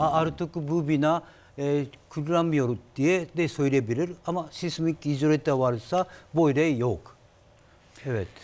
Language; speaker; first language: Turkish; non-native, learner; Japanese